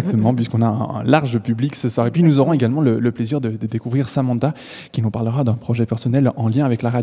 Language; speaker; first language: French; native; French